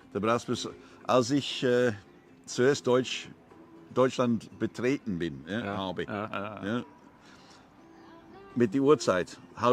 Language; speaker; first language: German; non-native, learner; English